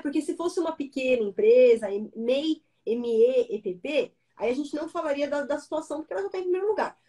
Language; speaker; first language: Portuguese; native; Portuguese